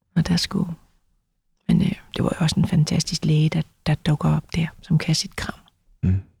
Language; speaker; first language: Danish; native; Danish